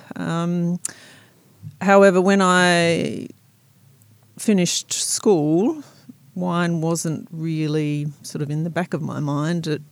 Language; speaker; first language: English; native; English